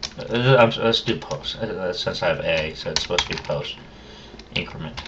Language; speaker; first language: English; native; English